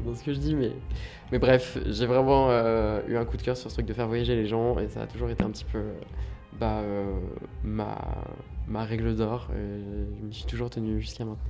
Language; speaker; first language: French; native; French